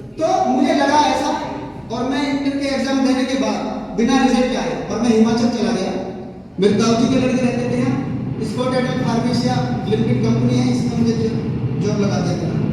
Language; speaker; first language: Hindi; native; Hindi